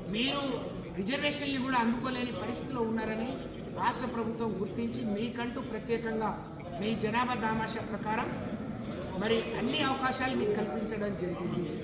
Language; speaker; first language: Telugu; non-native, local second language; Lambadi